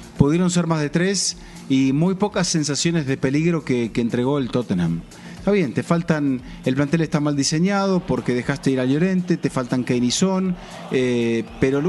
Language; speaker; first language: Spanish; native; Spanish